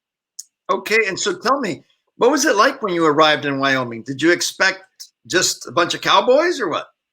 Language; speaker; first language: English; native; English